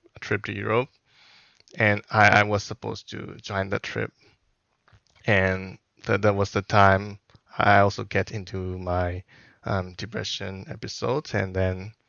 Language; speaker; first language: English; non-native, fluent; Burmese